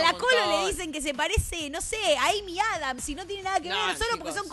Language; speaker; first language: Spanish; native; Spanish